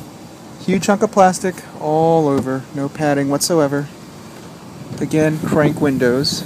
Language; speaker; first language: English; native; English